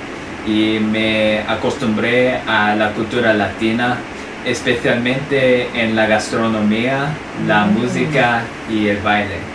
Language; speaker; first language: Spanish; non-native, fluent; English